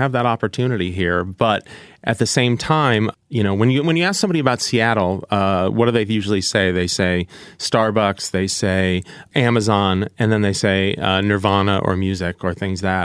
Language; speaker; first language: English; native; English